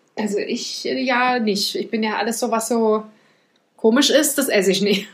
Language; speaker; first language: German; native; German